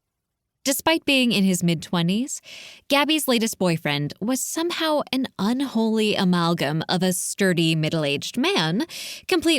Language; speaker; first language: English; native; English